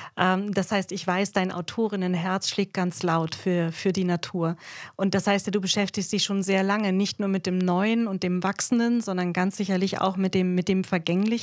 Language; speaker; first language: German; native; German